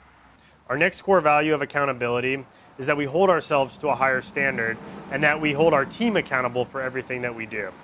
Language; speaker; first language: English; native; English